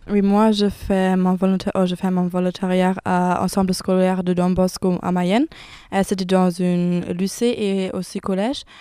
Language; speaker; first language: French; non-native, learner; German